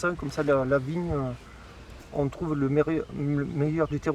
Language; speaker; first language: French; native; French